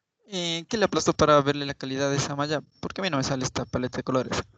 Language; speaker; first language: Spanish; native; Spanish